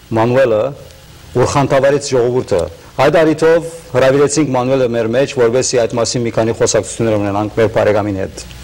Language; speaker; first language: Armenian; native; Armenian